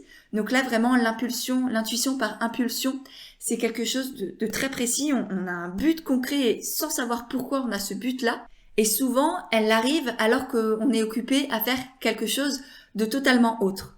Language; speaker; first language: French; native; French